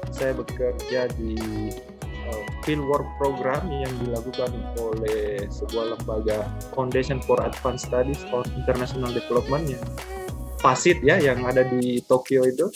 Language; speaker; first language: Indonesian; native; Indonesian